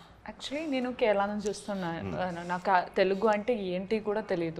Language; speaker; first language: Telugu; non-native, local second language; Malayalam